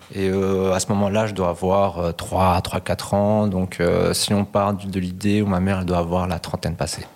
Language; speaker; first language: French; early bilingual, other home language; Spanish